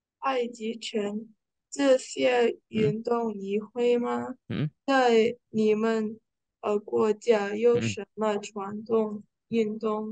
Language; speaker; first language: Chinese; non-native, learner; Indonesian